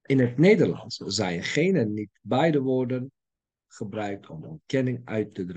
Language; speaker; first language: Dutch; non-native, fluent; Turkish